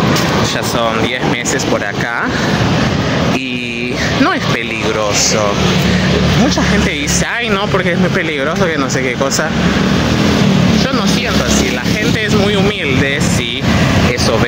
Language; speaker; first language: Spanish; non-native, fluent; Portuguese